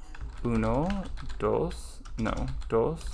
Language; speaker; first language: Spanish; non-native, learner; English